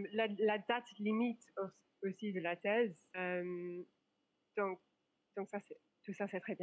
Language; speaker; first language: French; non-native, fluent; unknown